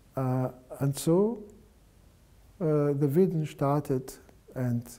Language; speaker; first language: English; non-native, fluent; Arabic